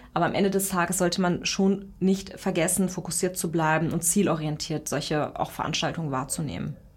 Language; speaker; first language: German; early bilingual, other home language; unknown